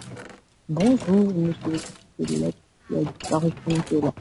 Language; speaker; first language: French; native; French